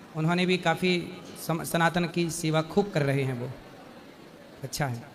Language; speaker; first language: Hindi; native; Hindi